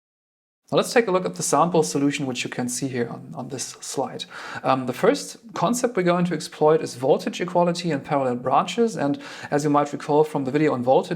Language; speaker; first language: English; non-native, fluent; German